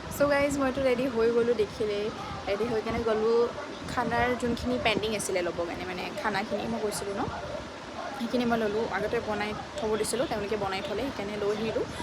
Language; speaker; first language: Assamese; native; Assamese